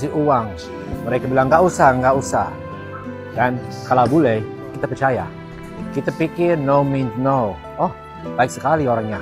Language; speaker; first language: Indonesian; non-native, fluent; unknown